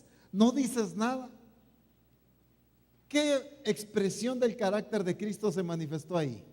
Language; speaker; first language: Spanish; native; Spanish